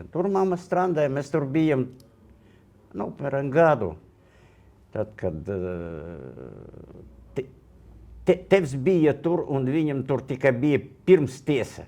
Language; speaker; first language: Latvian; non-native, local second language; Russian